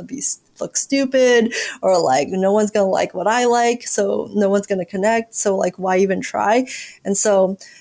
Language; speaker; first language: English; native; English